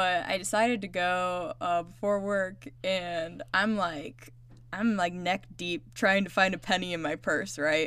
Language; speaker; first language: English; native; English